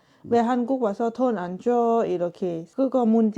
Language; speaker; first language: Korean; non-native, learner; Lao